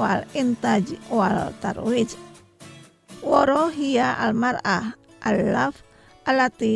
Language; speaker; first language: Arabic; non-native, fluent; Indonesian